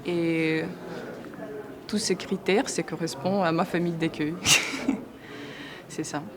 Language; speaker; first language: French; non-native, fluent; Ukrainian